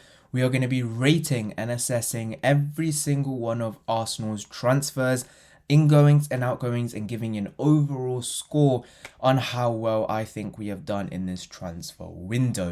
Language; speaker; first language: English; native; English